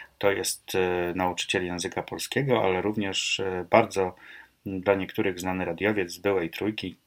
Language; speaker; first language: Polish; native; Polish